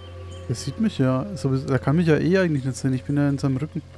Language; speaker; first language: German; native; German